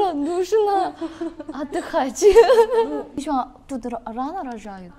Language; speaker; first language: Russian; non-native, learner; Korean